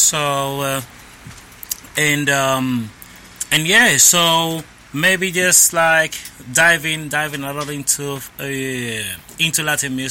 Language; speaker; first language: English; non-native, learner; Spanish